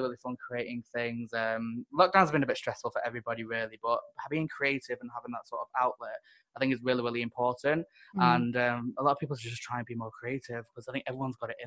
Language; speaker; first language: English; native; English